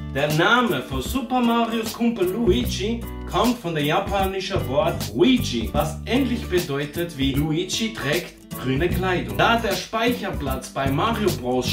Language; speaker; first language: German; early bilingual, other home language; Portuguese